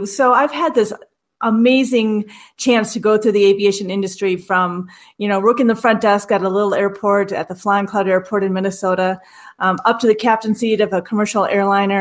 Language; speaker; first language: English; native; English